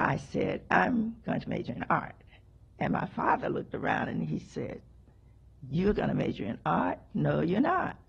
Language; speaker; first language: English; native; English